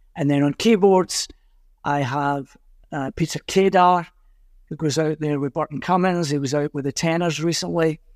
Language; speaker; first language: English; native; English